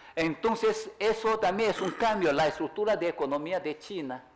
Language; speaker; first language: Spanish; non-native, fluent; Chinese